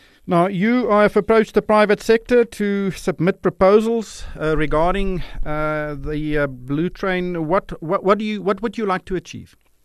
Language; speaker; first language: English; non-native, local second language; Afrikaans